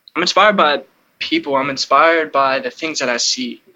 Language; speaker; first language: English; native; English